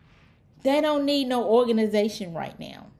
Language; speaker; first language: English; native; English